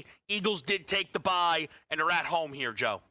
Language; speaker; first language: English; native; English